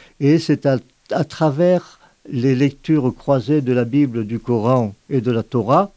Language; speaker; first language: French; native; French